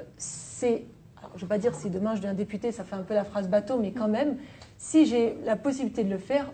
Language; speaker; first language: French; native; French